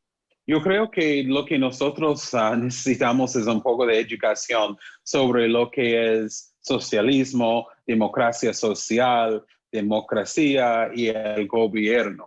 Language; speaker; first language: Spanish; non-native, fluent; English